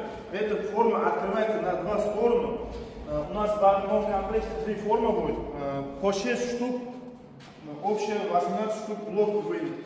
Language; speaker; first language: Russian; non-native, fluent; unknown